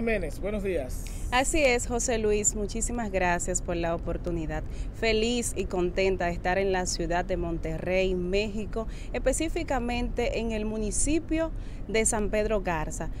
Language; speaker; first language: Spanish; native; Spanish